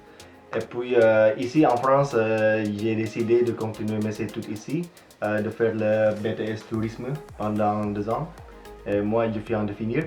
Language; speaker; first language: French; non-native, fluent; Indonesian